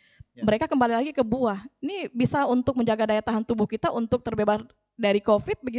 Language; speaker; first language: Indonesian; native; Indonesian